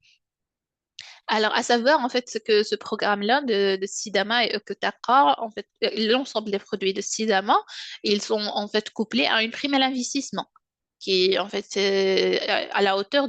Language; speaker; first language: French; non-native, local second language; Arabic